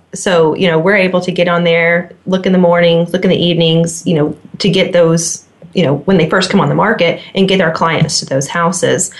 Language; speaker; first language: English; native; English